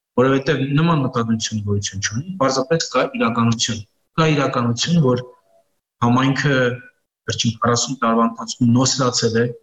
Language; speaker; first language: Armenian; early bilingual, heritage; Armenian